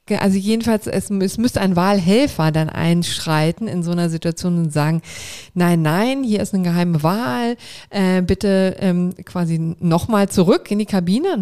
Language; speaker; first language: German; native; German